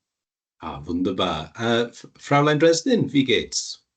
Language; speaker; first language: German; non-native, learner; English